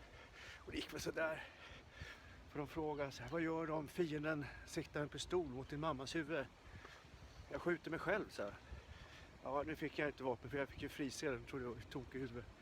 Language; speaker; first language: Swedish; native; Swedish